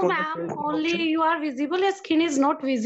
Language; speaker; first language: English; non-native, local second language; Hindi